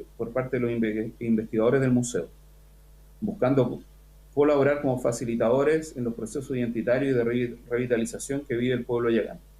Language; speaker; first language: Spanish; native; Spanish